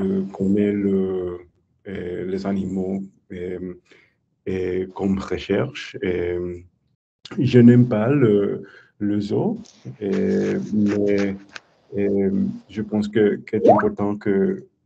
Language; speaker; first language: French; non-native, learner; English